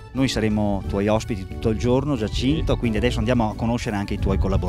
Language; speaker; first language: Italian; native; Italian